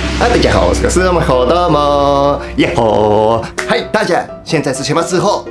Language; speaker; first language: Chinese; non-native, fluent; Japanese